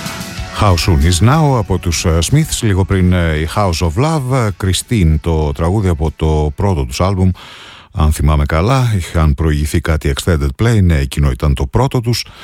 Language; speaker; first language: Greek; native; Greek